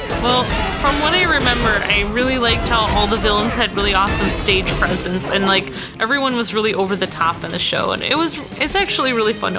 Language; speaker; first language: English; native; English